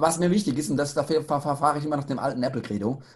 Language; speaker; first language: German; native; German